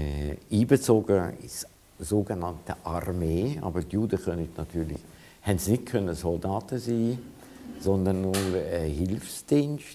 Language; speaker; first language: German; non-native, fluent; Hungarian